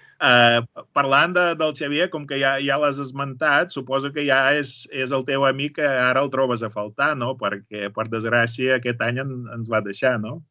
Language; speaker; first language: Catalan; native; Catalan